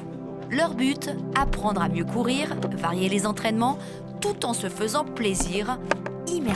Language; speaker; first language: French; native; French